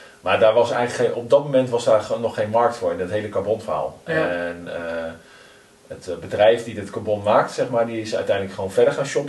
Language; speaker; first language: Dutch; native; Dutch